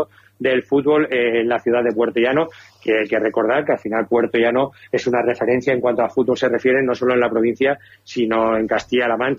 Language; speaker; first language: Spanish; native; Spanish